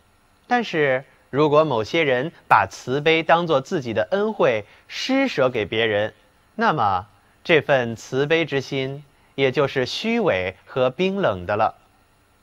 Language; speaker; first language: Chinese; native; Chinese